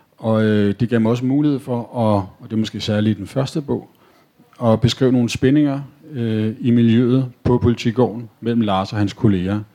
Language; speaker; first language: Danish; native; Danish